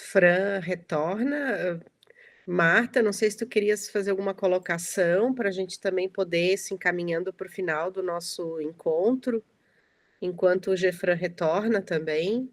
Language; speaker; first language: Portuguese; native; Portuguese